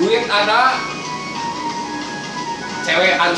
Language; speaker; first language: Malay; non-native, local second language; Sundanese